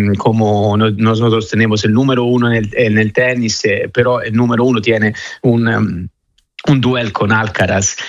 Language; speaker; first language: Spanish; non-native, fluent; Italian